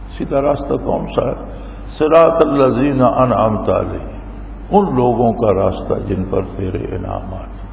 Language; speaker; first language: Urdu; non-native, local second language; Punjabi